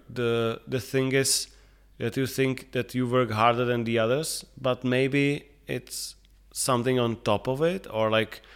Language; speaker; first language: English; non-native, fluent; Czech